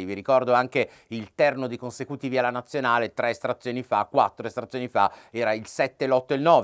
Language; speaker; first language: Italian; native; Italian